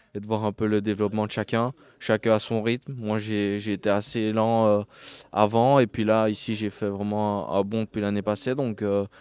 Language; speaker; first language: French; native; French